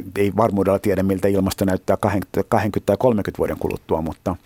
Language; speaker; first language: Finnish; native; Finnish